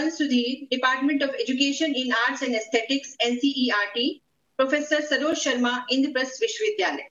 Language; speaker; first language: Hindi; native; Hindi